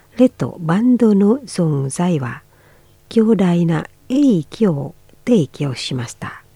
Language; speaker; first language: Japanese; non-native, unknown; Indonesian